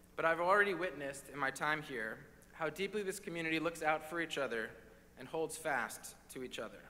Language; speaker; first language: English; native; English